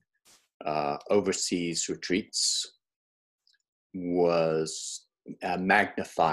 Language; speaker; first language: English; native; English